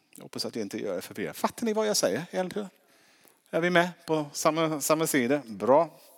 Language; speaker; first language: Swedish; non-native, fluent; English